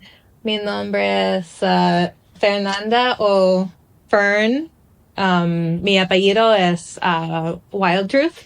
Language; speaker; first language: Spanish; non-native, learner; English